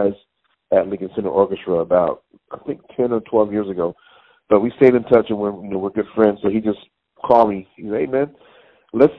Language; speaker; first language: English; native; English